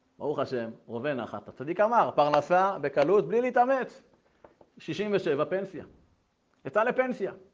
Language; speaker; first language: Hebrew; native; Hebrew